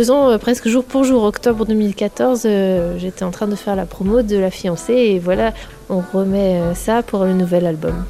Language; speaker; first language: French; native; French